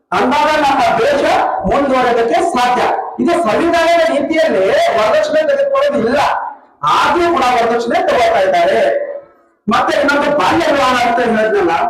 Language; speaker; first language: Kannada; non-native, local second language; Lambadi